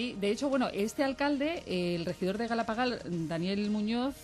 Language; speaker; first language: Spanish; native; Spanish